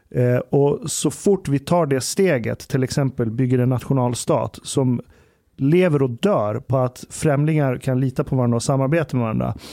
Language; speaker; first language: Swedish; early bilingual, other home language; Persian